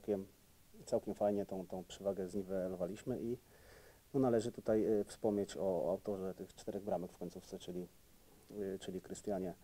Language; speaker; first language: Polish; native; Polish